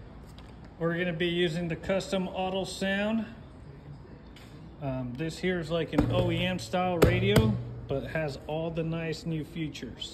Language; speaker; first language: English; native; English